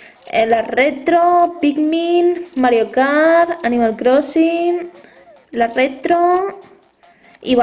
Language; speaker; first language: Spanish; native; Spanish